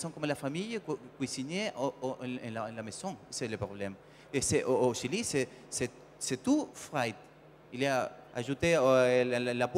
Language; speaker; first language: French; non-native, learner; Spanish